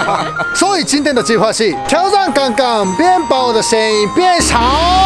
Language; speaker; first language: Chinese; non-native, fluent; Japanese